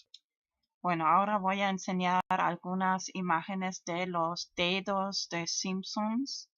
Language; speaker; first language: Spanish; non-native, learner; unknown